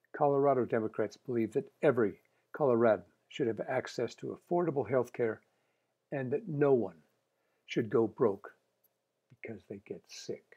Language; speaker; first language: English; native; English